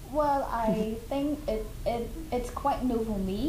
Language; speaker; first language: English; non-native, fluent; Khmer